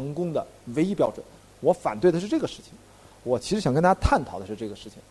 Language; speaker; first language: Chinese; native; Chinese